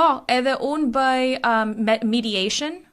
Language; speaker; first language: Albanian; early bilingual, heritage; Albanian